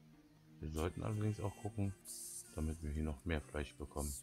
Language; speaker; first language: German; native; German